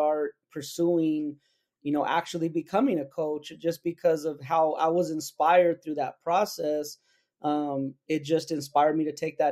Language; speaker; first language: English; native; English